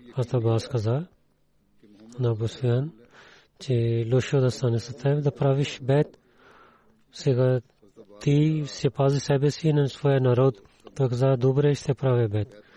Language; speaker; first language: Bulgarian; non-native, learner; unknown